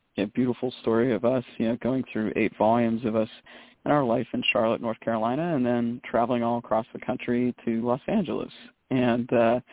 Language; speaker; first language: English; native; English